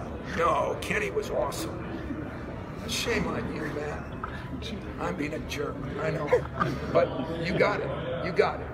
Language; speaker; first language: English; native; English